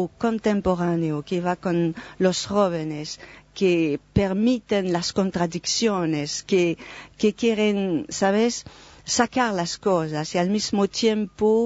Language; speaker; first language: Spanish; non-native, fluent; French